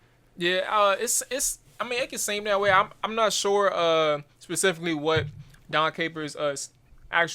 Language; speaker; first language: English; native; English